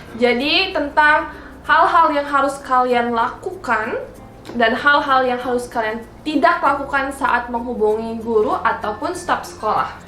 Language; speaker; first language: Indonesian; native; Indonesian